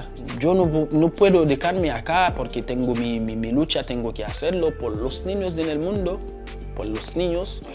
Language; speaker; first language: Spanish; non-native, learner; Haitian Creole